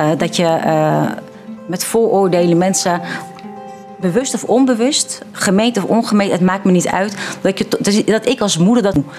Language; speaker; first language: Dutch; early bilingual, other home language; Turkish